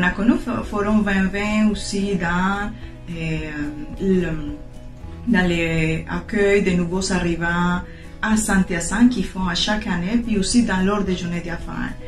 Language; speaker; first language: French; non-native, fluent; Spanish